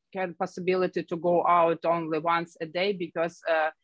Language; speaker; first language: English; non-native, fluent; Ukrainian